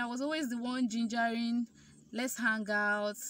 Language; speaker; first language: English; non-native, local second language; Igbo